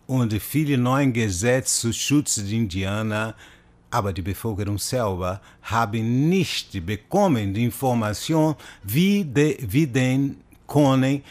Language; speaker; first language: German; non-native, fluent; Portuguese